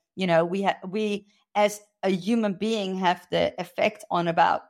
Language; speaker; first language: English; non-native, fluent; Dutch